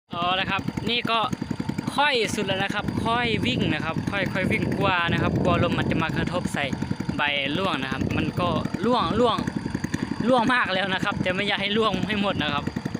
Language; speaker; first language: Thai; native; Thai